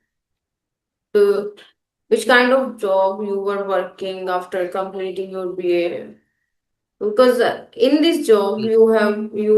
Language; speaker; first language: English; non-native, local second language; Hindi